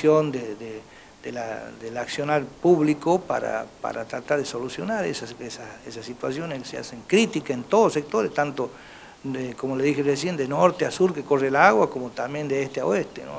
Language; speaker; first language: Spanish; native; Spanish